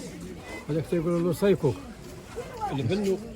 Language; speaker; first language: Arabic; native; Arabic